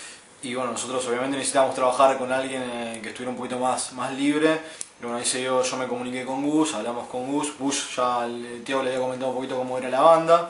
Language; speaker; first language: Spanish; native; Spanish